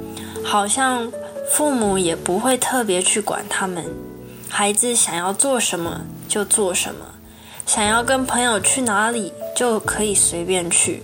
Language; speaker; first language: Chinese; early bilingual, heritage; Chinese